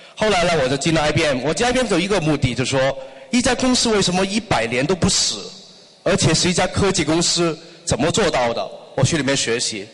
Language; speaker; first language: Chinese; non-native, local second language; Cantonese